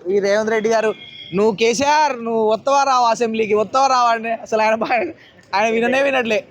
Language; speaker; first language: Telugu; native; Telugu